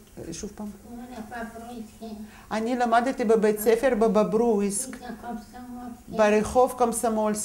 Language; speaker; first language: Hebrew; non-native, fluent; Russian